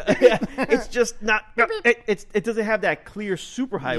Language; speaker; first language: English; native; English